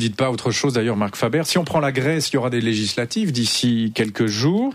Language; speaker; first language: French; native; French